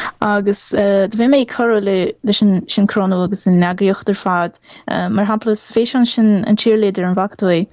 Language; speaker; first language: Irish; non-native, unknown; Portuguese